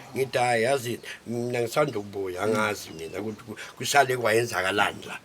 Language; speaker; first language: Zulu; native; Zulu